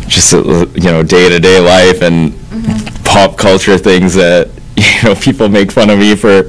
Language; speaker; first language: English; native; English